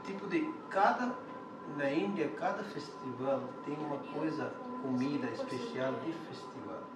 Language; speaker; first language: Portuguese; non-native, learner; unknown